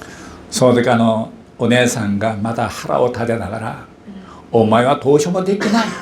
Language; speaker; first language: Japanese; non-native, fluent; Korean